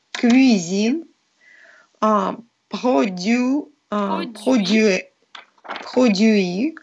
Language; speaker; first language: French; non-native, learner; Russian